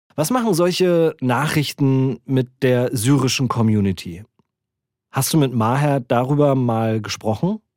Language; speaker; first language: German; native; German